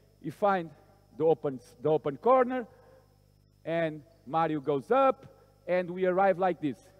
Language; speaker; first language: English; non-native, fluent; Portuguese